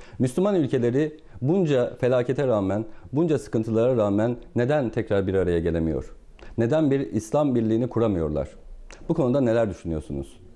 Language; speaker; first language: Turkish; native; Turkish